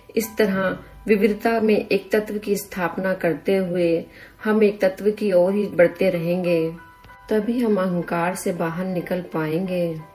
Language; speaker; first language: Hindi; native; Hindi